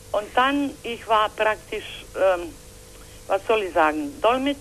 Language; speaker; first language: German; non-native, learner; Croatian